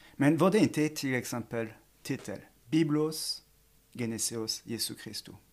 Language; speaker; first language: Swedish; non-native, fluent; French